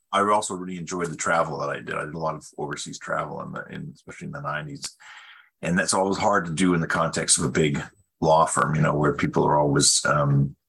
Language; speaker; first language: English; native; English